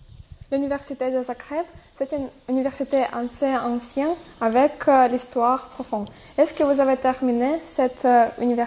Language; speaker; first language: French; non-native, fluent; Russian